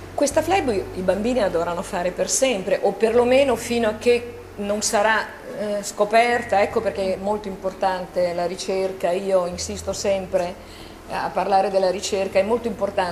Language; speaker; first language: Italian; native; Italian